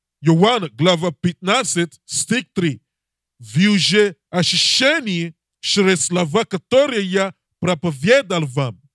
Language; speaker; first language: Russian; non-native, learner; English